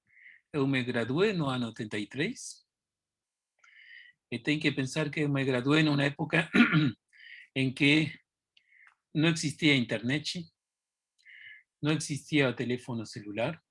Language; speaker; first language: Portuguese; non-native, fluent; Spanish